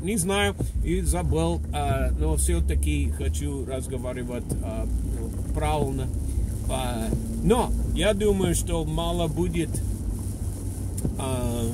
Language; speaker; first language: Russian; non-native, fluent; English